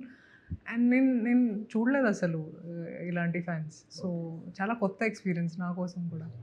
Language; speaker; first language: Telugu; non-native, fluent; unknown